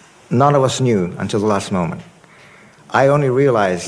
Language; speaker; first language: English; non-native, fluent; Russian